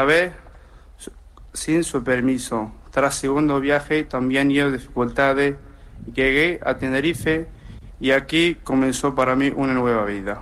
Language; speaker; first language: Spanish; non-native, learner; Arabic